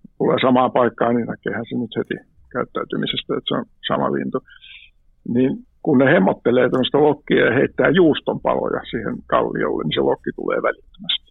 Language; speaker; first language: Finnish; native; Finnish